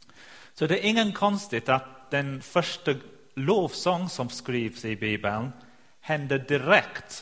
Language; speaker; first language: Swedish; non-native, fluent; English